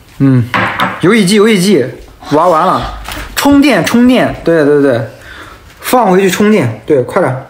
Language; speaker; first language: Chinese; native; Chinese